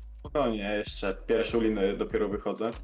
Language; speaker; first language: Polish; native; Polish